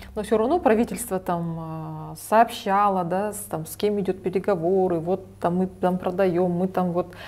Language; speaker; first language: Russian; non-native, local second language; Kazakh